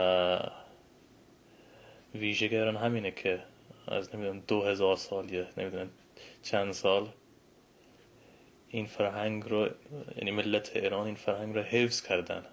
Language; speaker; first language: Persian; early bilingual, heritage; Persian